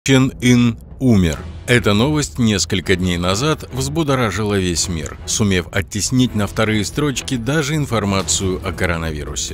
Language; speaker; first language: Russian; native; Russian